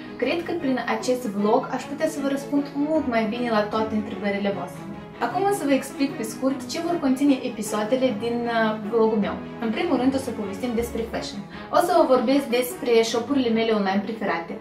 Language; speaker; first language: Romanian; non-native, fluent; Russian